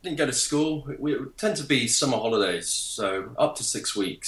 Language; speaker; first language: English; native; English